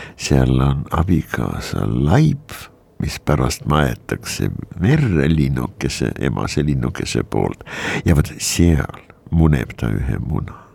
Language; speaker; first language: Estonian; native; Estonian